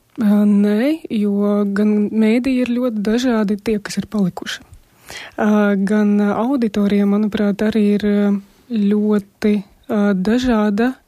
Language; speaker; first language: Latvian; non-native, local second language; Russian